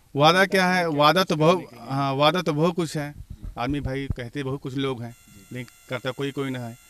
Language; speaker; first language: Hindi; native; Hindi